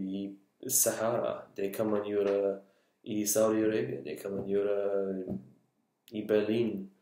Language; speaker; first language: Swedish; non-native, learner; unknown